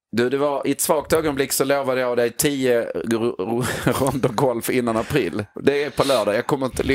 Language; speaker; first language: Swedish; native; Swedish